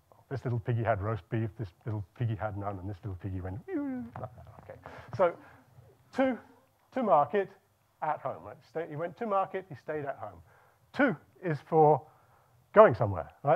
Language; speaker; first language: English; native; English